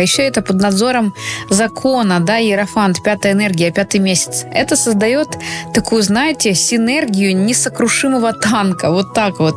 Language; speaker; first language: Russian; native; Russian